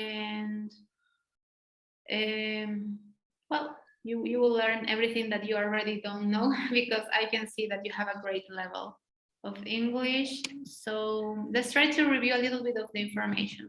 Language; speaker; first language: English; non-native, fluent; Spanish